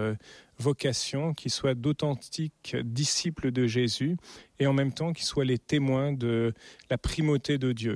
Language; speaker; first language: French; native; French